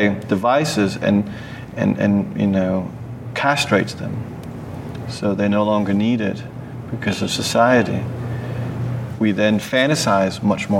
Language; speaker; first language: English; early bilingual, other home language; Danish